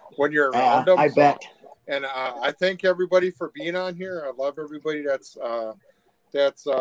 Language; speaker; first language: English; native; English